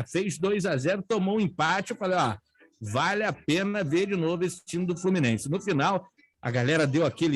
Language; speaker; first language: Portuguese; native; Portuguese